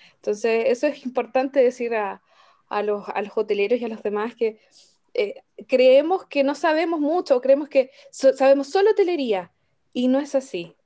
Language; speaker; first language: Spanish; native; Spanish